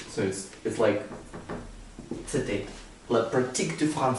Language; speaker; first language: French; non-native, learner; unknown